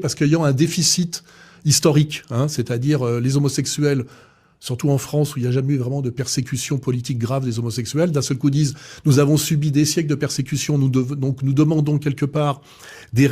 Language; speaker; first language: French; native; French